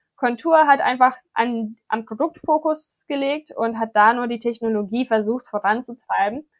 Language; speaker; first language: German; non-native, fluent; English